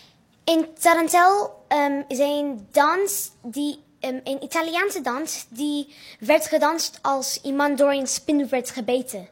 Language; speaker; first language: Dutch; non-native, learner; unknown